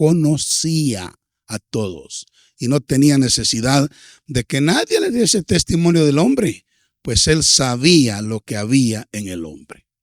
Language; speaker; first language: Spanish; native; Spanish